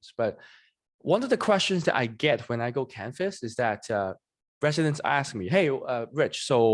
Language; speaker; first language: English; non-native, local second language; Cantonese